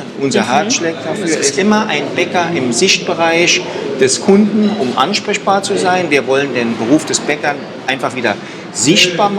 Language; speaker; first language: German; native; German